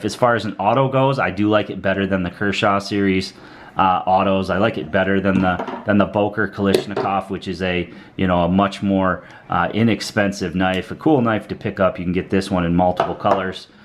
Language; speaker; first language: English; native; English